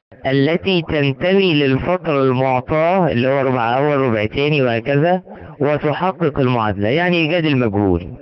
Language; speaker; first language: Arabic; native; Arabic